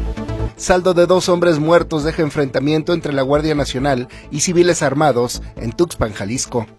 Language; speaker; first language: Spanish; native; Spanish